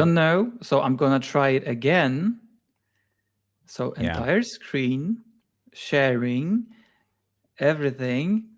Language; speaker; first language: English; non-native, fluent; Polish